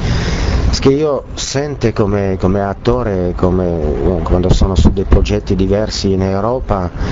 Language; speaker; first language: Italian; non-native, learner; Czech